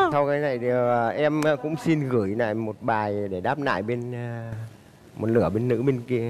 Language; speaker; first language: Vietnamese; native; Vietnamese